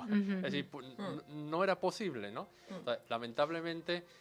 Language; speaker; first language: Spanish; native; Spanish